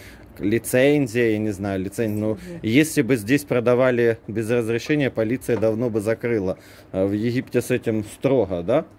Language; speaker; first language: Russian; native; Russian